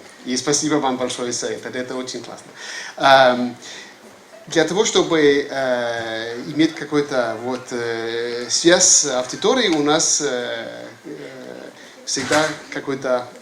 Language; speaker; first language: Russian; non-native, fluent; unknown